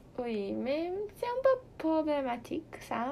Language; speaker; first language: French; non-native, learner; Portuguese